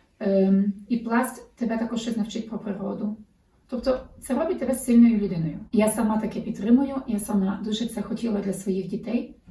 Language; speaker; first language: Ukrainian; early bilingual, heritage; Ukrainian